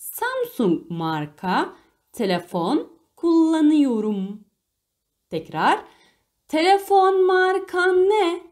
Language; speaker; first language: Turkish; non-native, fluent; Arabic